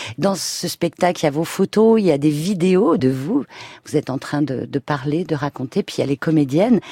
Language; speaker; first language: French; native; French